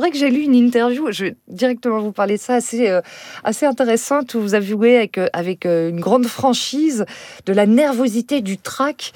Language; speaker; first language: French; native; French